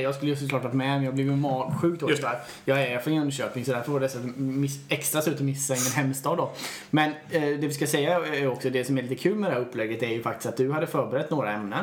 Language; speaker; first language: Swedish; native; Swedish